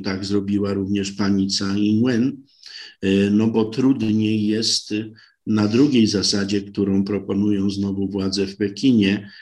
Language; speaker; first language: Polish; native; Polish